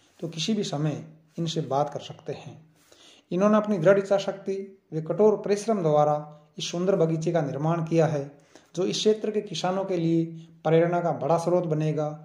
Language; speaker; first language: Hindi; native; Hindi